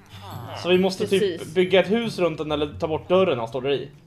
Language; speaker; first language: Swedish; native; Swedish